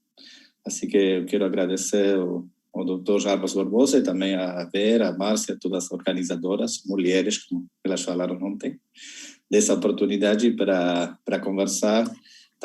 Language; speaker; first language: Portuguese; non-native, fluent; Spanish